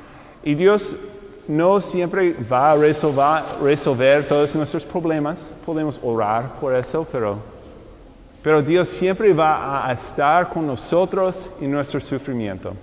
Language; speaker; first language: Spanish; non-native, fluent; English